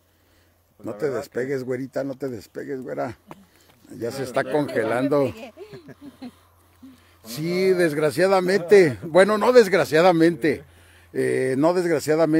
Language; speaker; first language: Spanish; native; Spanish